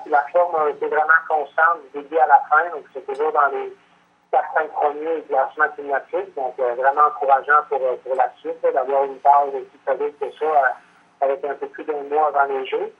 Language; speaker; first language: French; native; French